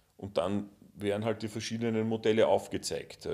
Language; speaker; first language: German; native; German